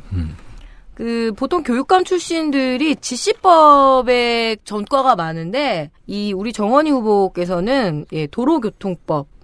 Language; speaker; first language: Korean; native; Korean